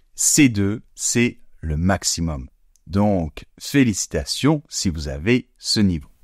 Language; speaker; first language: French; native; French